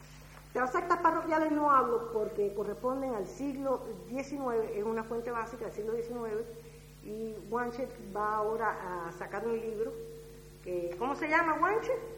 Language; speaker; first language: Spanish; native; Spanish